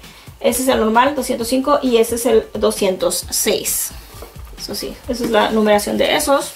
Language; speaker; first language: Spanish; native; Spanish